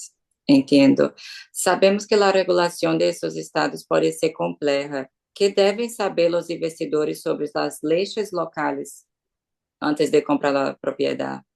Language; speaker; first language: Portuguese; non-native, learner; Spanish